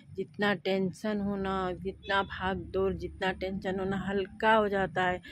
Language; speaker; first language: Hindi; non-native, local second language; Nepali